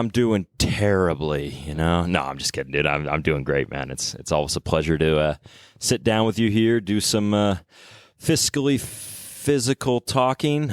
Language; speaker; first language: English; native; English